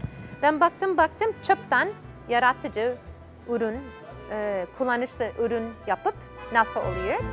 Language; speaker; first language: Turkish; non-native, fluent; English